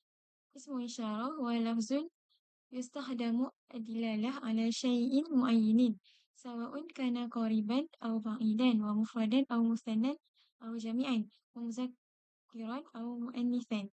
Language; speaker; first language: Arabic; non-native, learner; Malay